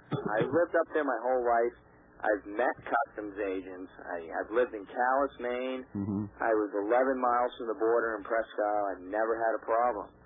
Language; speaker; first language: English; native; English